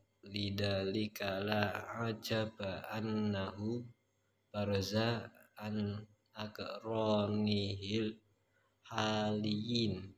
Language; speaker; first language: Arabic; non-native, learner; Indonesian